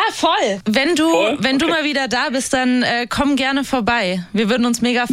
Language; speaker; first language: German; native; German